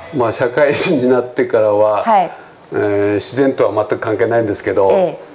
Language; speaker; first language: Japanese; native; Japanese